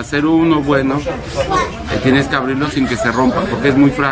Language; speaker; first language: Spanish; native; Spanish